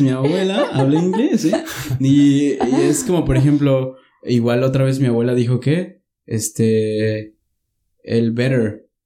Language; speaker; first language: Spanish; native; Spanish